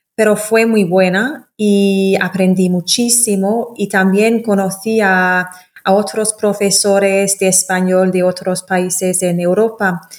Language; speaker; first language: Spanish; non-native, fluent; English